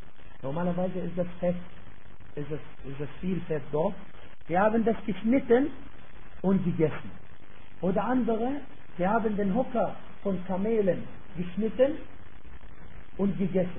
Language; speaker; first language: German; non-native, fluent; Arabic